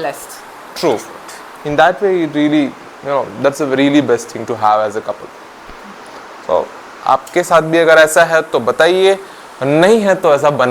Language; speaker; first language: Hindi; native; Hindi